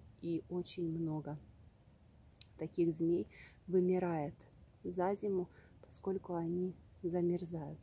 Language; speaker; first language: Russian; native; Russian